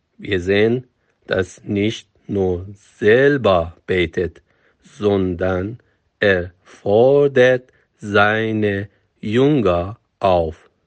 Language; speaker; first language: German; non-native, fluent; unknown